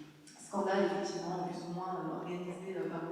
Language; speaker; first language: French; native; French